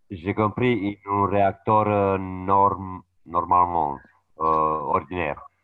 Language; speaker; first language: French; non-native, learner; Romanian